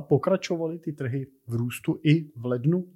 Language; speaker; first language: Czech; native; Czech